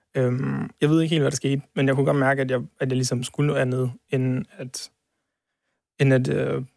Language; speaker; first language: Danish; early bilingual, heritage; Serbian